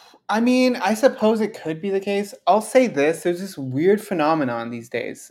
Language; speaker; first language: English; early bilingual, other home language; Spanish